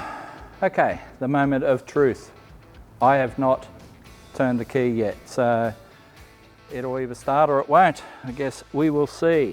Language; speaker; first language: English; native; English